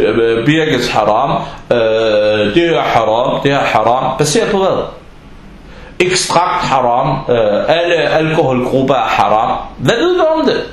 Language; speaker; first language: Danish; non-native, fluent; Arabic